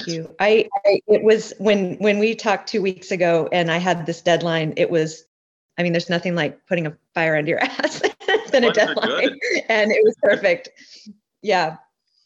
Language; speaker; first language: English; native; English